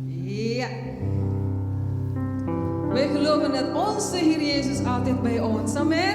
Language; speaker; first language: Dutch; non-native, learner; Indonesian